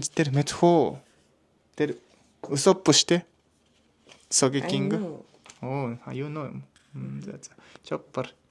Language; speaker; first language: Mongolian; non-native, learner; Japanese